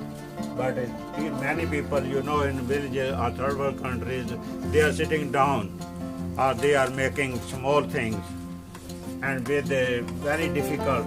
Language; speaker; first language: English; non-native, learner; Punjabi